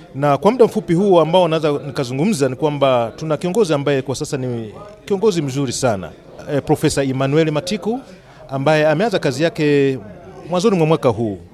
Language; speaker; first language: Swahili; native; Swahili